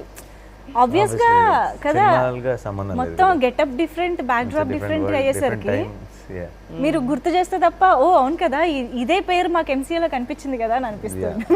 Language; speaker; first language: Telugu; native; Telugu